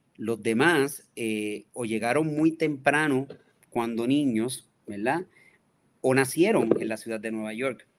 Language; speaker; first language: Spanish; native; Spanish